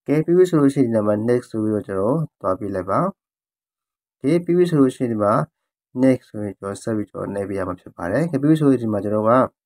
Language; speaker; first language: Burmese; native; Burmese